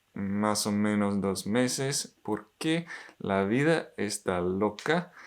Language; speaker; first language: Spanish; non-native, learner; English